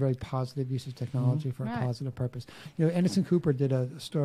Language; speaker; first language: English; native; English